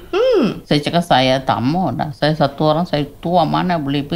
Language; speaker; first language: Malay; non-native, local second language; Tamil